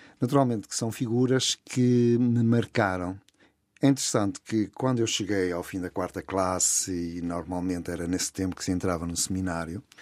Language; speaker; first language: Portuguese; native; Portuguese